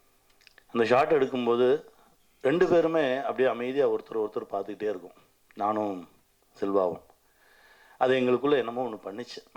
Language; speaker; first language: Tamil; native; Tamil